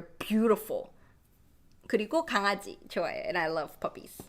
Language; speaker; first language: Korean; native; Korean